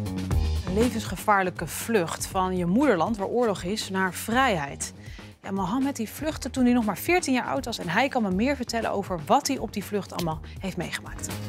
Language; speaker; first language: Dutch; native; Dutch